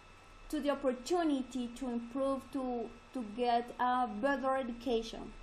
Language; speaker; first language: English; non-native, learner; Spanish